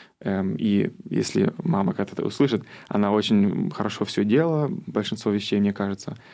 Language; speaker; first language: Russian; early bilingual, heritage; Russian